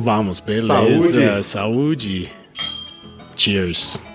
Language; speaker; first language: Portuguese; non-native, learner; English